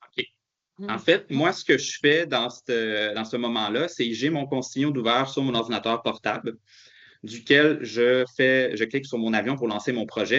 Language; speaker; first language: French; native; French